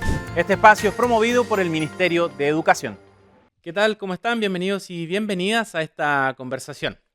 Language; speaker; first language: Spanish; native; Spanish